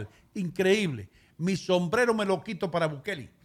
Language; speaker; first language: Spanish; native; Spanish